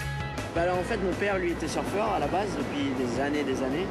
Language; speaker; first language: French; native; French